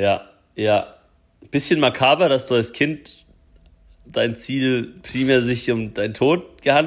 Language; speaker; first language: German; native; German